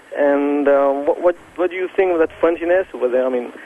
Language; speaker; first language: English; non-native, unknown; French